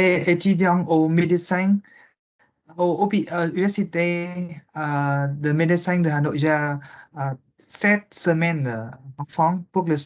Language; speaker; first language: French; non-native, learner; Vietnamese